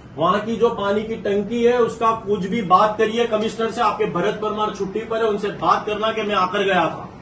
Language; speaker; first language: Hindi; non-native, local second language; Gujarati